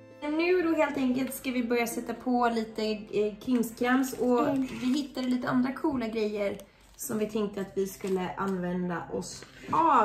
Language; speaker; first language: Swedish; native; Swedish